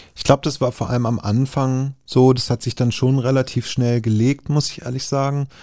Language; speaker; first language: German; native; German